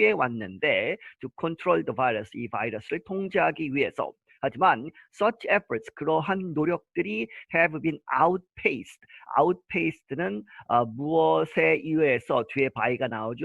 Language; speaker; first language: Korean; native; Korean